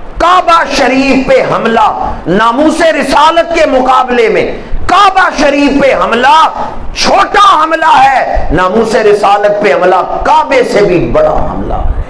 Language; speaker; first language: Urdu; non-native, local second language; Punjabi